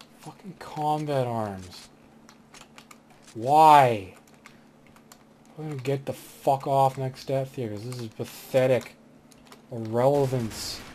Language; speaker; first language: English; native; English